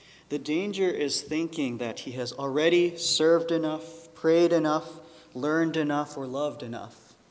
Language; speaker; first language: English; early bilingual, other home language; Chinese